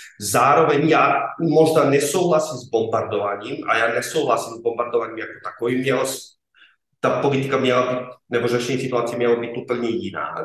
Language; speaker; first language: Czech; non-native, fluent; Serbian